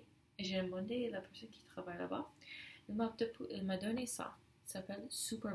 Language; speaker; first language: French; non-native, learner; English